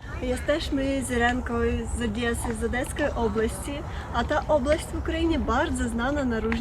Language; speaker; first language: Polish; non-native, learner; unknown